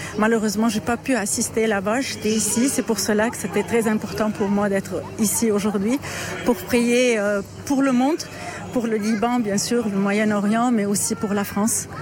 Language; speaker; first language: French; non-native, local second language; Arabic